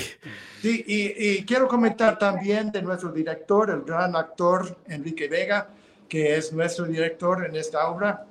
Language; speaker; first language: Spanish; non-native, fluent; English